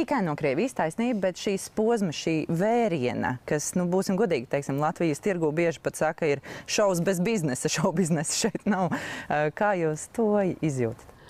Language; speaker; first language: Latvian; native; Latvian